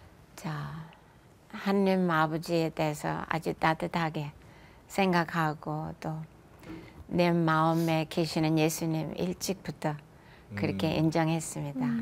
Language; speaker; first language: Korean; non-native, fluent; English